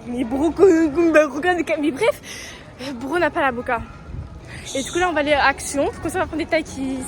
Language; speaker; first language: French; native; French